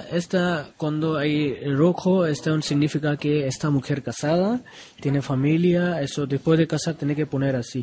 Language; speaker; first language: Spanish; non-native, learner; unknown